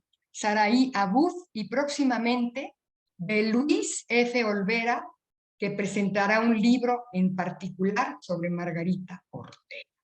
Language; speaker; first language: Spanish; native; Spanish